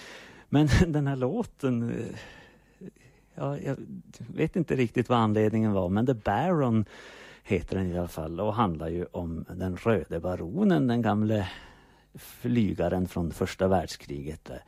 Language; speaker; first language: Swedish; native; Swedish